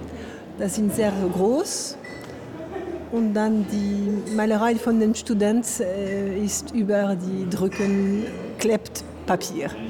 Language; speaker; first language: German; non-native, learner; French